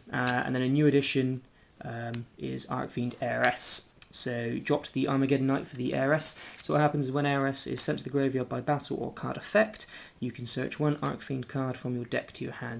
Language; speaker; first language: English; native; English